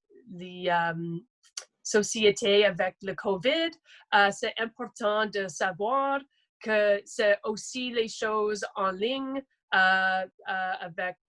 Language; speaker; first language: French; non-native, local second language; English